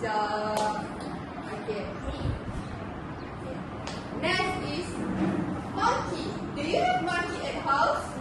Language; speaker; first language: English; non-native, learner; Malay